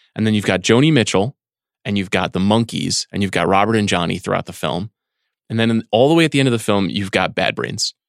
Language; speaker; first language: English; native; English